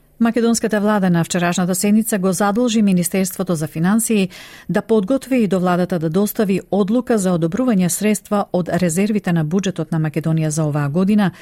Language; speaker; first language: Macedonian; native; Macedonian